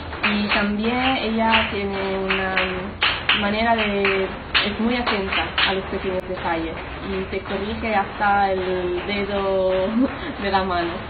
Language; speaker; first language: Spanish; non-native, fluent; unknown